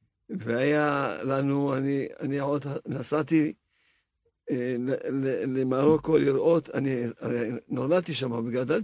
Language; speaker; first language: Hebrew; non-native, fluent; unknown